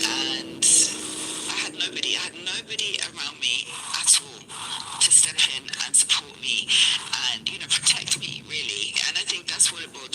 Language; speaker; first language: English; native; English